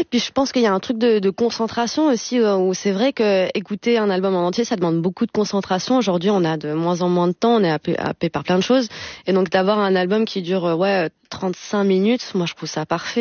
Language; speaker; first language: French; native; French